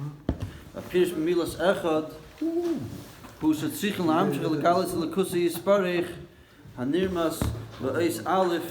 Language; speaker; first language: Hebrew; non-native, fluent; English